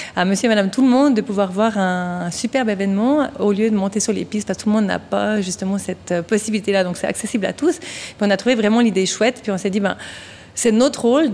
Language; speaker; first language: French; native; French